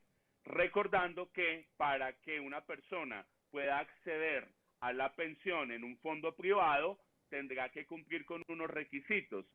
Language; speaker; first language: Spanish; native; Spanish